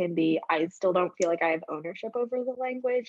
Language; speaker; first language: English; native; English